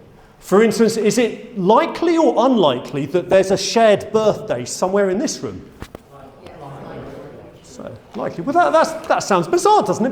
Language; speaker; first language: English; native; English